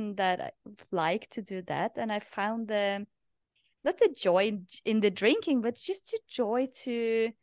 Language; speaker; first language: English; non-native, fluent; Norwegian